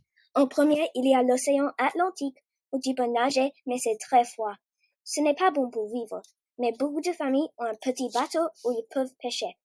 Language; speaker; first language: French; non-native, learner; English